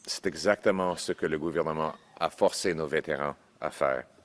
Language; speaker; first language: French; non-native, local second language; English